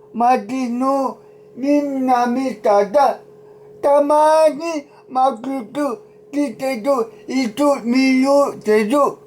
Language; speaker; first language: Japanese; non-native, learner; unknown